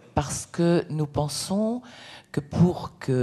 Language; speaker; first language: French; native; French